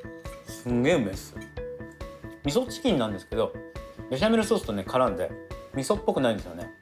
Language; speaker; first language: Japanese; native; Japanese